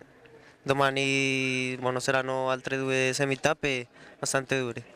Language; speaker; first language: Italian; non-native, learner; Spanish